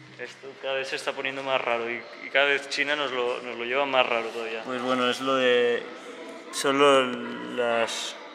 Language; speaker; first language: Spanish; native; Spanish